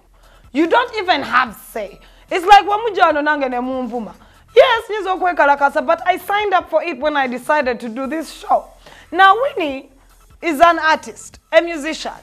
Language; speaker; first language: English; non-native, local second language; Ganda